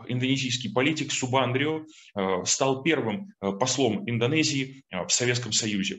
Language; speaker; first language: Russian; native; Russian